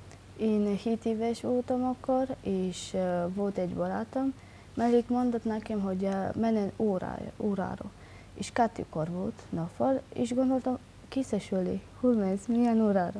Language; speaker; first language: Hungarian; non-native, local second language; Romanian